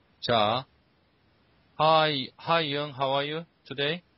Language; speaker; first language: English; non-native, learner; Korean